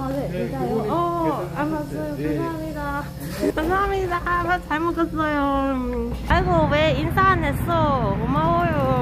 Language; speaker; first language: Korean; non-native, learner; Cantonese